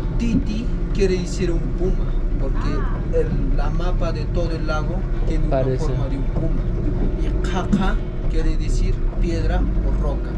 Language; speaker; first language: Spanish; non-native, local second language; Aymara